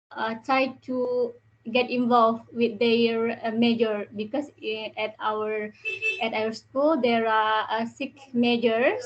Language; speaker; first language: English; non-native, learner; Indonesian